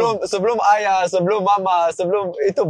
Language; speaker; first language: Indonesian; non-native, learner; Dutch